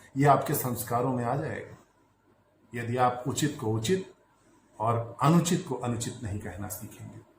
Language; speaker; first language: Hindi; native; Hindi